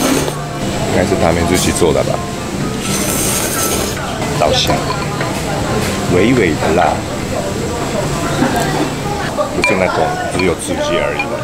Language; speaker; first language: Chinese; non-native, fluent; Japanese